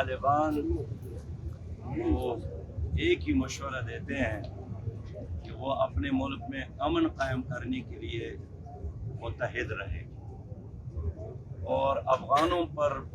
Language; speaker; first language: Urdu; non-native, local second language; Pashto